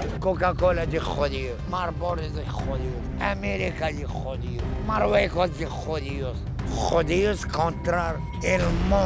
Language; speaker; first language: Spanish; non-native, learner; Arabic